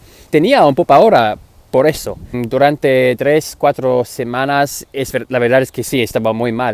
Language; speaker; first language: Spanish; non-native, fluent; English